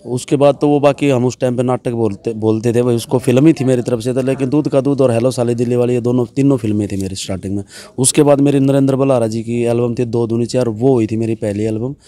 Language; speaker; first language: Hindi; native; Hindi